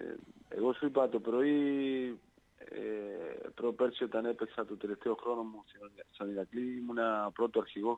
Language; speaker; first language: Greek; non-native, learner; Spanish